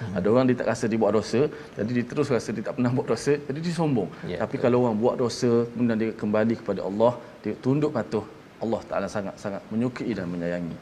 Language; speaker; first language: Malay; native; Malay